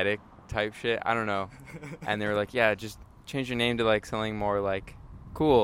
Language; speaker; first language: English; native; English